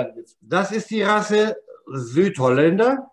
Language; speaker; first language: German; native; German